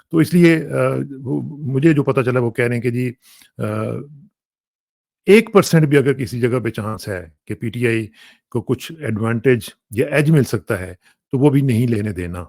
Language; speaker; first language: Urdu; native; Urdu